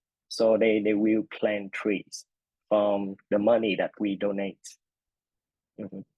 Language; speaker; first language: English; non-native, fluent; Vietnamese